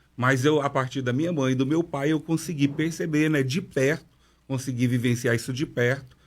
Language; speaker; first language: Portuguese; non-native, local second language; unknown